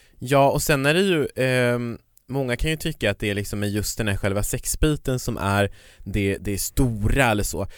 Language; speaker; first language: Swedish; native; Swedish